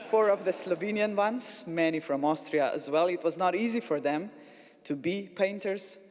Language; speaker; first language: English; non-native, fluent; Slovenian